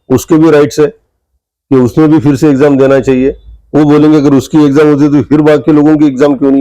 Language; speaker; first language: Hindi; non-native, local second language; Marathi